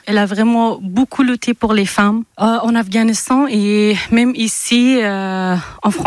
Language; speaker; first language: French; non-native, fluent; Persian